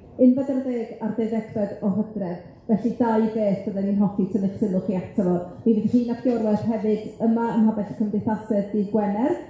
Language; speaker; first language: Welsh; native; Welsh